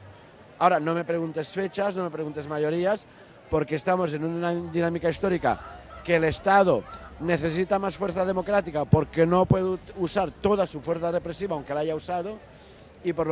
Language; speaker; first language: Spanish; non-native, local second language; Catalan